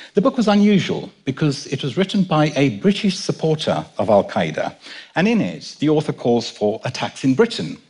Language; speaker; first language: English; native; English